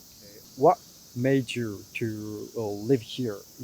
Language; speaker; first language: English; non-native, fluent; Japanese